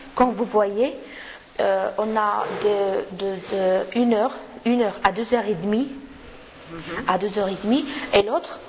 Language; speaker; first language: French; non-native, learner; Arabic